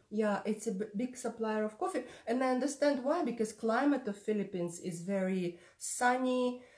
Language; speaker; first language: English; non-native, fluent; Russian